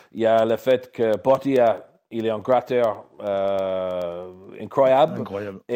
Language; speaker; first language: French; non-native, learner; English